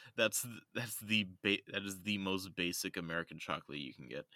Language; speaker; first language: English; native; English